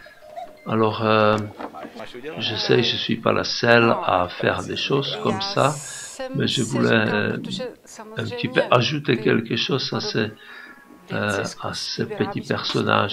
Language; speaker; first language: French; non-native, fluent; Czech